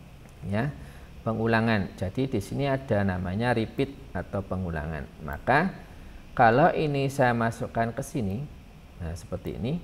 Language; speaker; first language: Indonesian; native; Indonesian